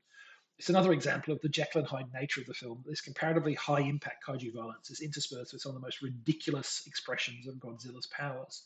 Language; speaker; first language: English; native; English